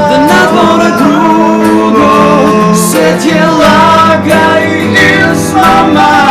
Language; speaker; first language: Macedonian; native; Macedonian